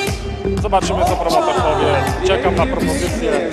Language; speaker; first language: Polish; native; Polish